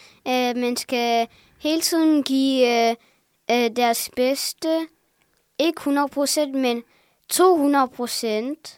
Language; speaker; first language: Danish; early bilingual, other home language; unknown